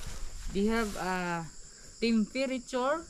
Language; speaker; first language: English; non-native, learner; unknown